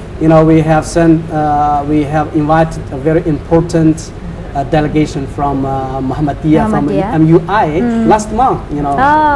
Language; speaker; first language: English; non-native, fluent; Chinese